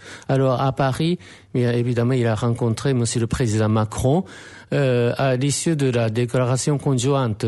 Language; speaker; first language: French; non-native, fluent; Japanese